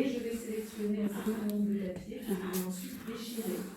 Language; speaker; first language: French; native; French